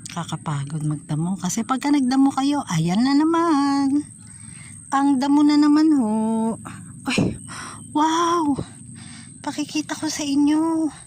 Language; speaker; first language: Filipino; native; Filipino